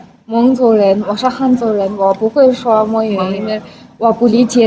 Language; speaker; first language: Chinese; non-native, learner; Mongolian